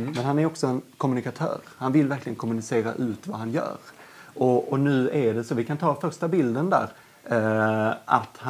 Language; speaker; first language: Swedish; native; Swedish